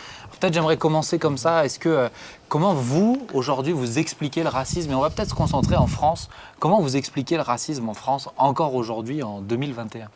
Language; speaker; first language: French; native; French